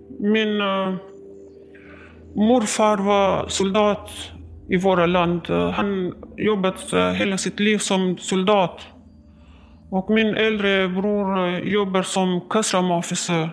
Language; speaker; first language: Swedish; non-native, learner; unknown